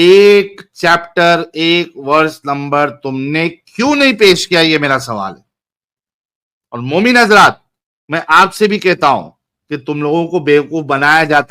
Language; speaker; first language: Hindi; native; Hindi